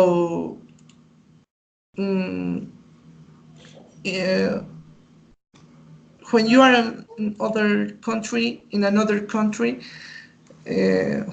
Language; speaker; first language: English; non-native, learner; Spanish